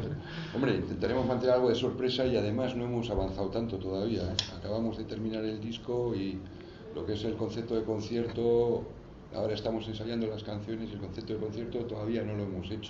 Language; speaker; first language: Spanish; native; Spanish